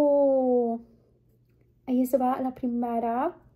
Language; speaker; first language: Spanish; early bilingual, heritage; Spanish